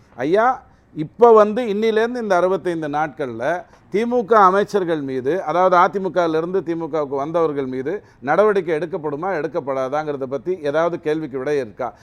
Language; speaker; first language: Tamil; native; Tamil